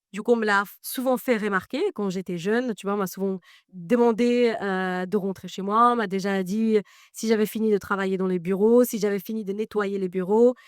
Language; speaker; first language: French; non-native, fluent; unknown